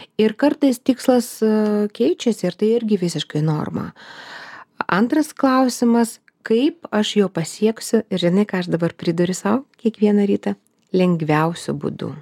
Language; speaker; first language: Lithuanian; non-native, local second language; Russian